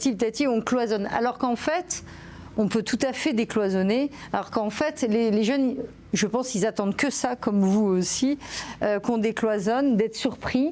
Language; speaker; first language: French; native; French